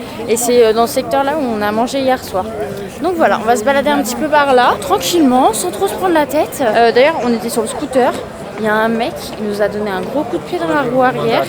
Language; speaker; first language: French; native; French